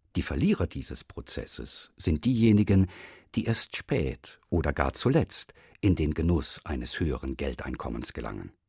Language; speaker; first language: German; native; German